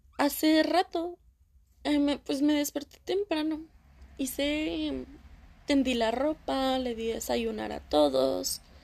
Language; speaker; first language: Spanish; early bilingual, heritage; Spanish